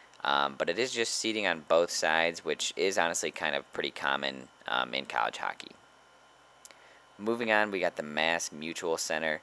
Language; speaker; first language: English; native; English